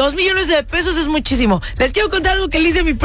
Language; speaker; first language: Spanish; native; Spanish